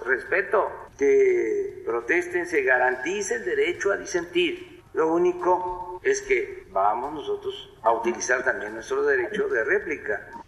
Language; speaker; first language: Spanish; native; Spanish